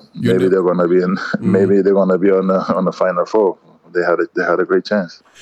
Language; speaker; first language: English; non-native, learner; Kabuverdianu